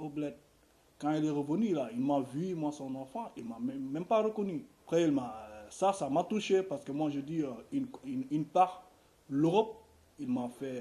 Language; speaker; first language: French; non-native, local second language; Wolof